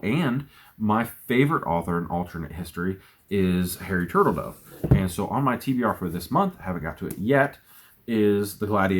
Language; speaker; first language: English; native; English